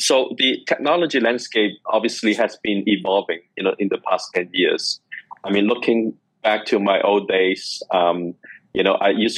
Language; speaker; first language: English; non-native, local second language; Cantonese